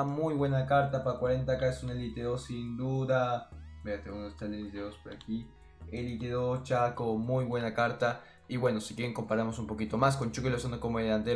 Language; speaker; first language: Spanish; native; Spanish